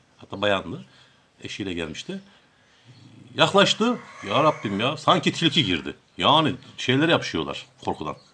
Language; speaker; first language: Turkish; native; Turkish